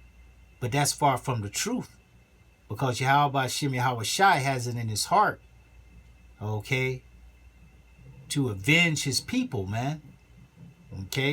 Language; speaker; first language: English; native; English